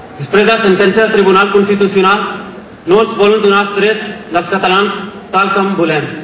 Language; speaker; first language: Catalan; non-native, fluent; Urdu